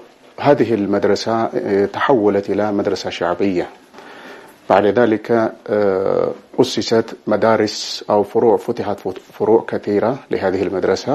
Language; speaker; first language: Arabic; non-native, fluent; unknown